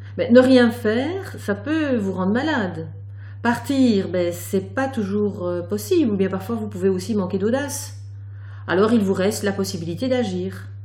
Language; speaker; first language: French; native; French